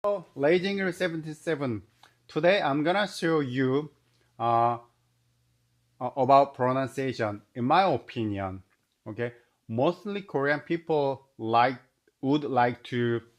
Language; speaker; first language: English; non-native, learner; Korean